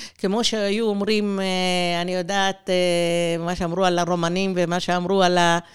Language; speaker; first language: Hebrew; early bilingual, other home language; Persian